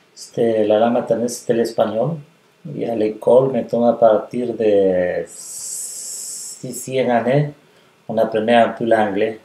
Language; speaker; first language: French; non-native, fluent; Spanish